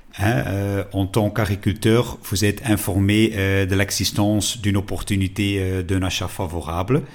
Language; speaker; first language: French; non-native, local second language; Dutch